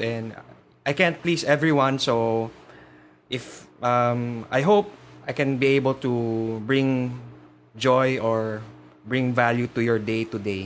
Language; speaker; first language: English; non-native, local second language; Filipino